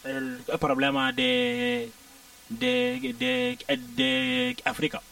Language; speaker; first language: Spanish; non-native, learner; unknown